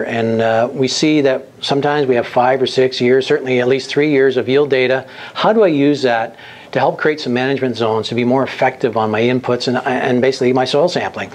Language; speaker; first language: English; native; English